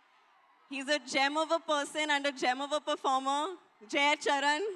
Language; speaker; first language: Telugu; non-native, learner; Hindi